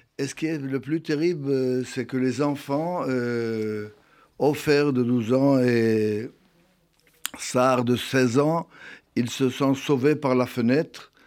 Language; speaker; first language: French; non-native, fluent; Hebrew